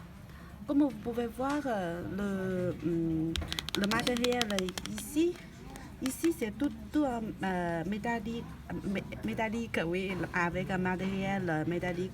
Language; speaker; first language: French; non-native, learner; Chinese